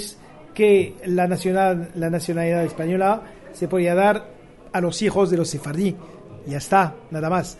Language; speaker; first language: Spanish; non-native, fluent; French